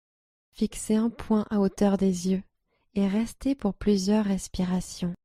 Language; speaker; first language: French; native; French